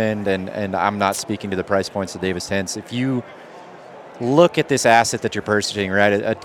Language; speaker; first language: English; native; English